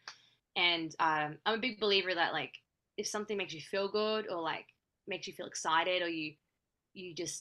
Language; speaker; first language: English; native; English